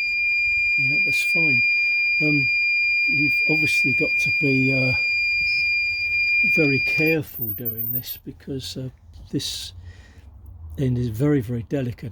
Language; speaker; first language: English; native; English